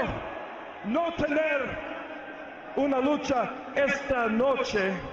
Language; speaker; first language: Spanish; non-native, learner; English